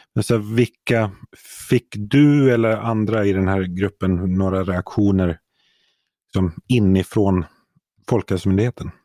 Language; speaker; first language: Swedish; native; Swedish